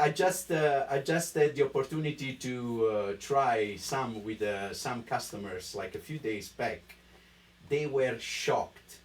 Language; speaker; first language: English; non-native, fluent; Italian